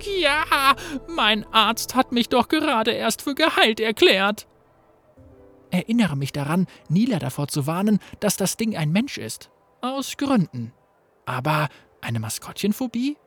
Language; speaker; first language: German; native; German